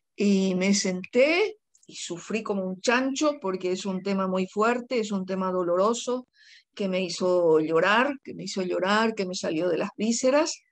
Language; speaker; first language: Spanish; non-native, local second language; Guarani